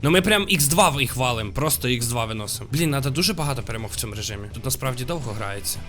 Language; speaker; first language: Ukrainian; non-native, local second language; Russian